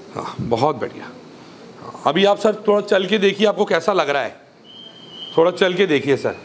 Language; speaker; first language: Hindi; native; Hindi